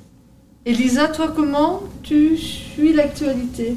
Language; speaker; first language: French; native; French